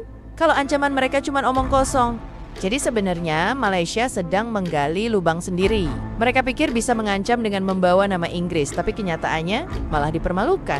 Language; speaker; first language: Indonesian; native; Indonesian